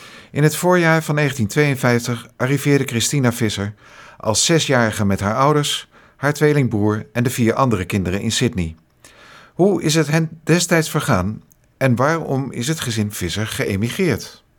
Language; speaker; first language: Dutch; native; Dutch